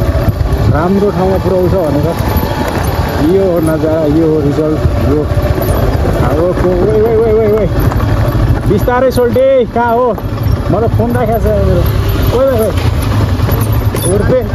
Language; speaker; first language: Nepali; native; Nepali